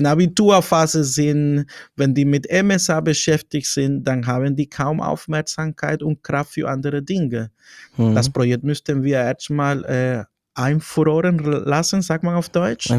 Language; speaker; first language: German; non-native, fluent; Spanish